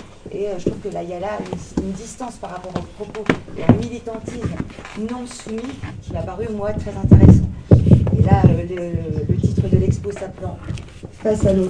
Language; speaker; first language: French; native; French